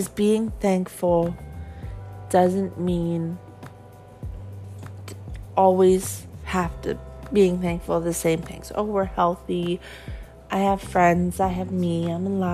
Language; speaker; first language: English; native; English